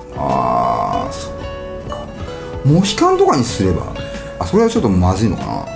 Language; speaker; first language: Japanese; native; Japanese